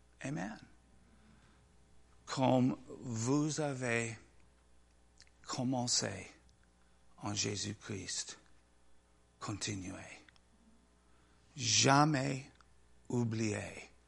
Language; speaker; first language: French; non-native, learner; English